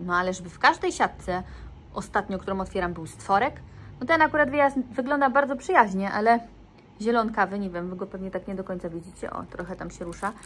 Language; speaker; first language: Polish; native; Polish